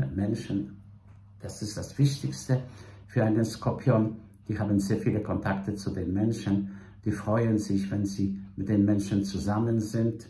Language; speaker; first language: German; non-native, fluent; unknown